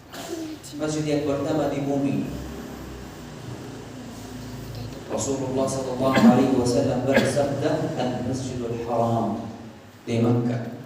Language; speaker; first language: Indonesian; non-native, fluent; Arabic